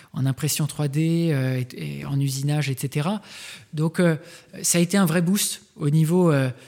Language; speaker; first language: French; native; French